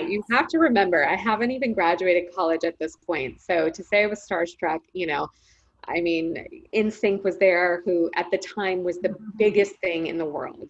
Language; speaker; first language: English; native; English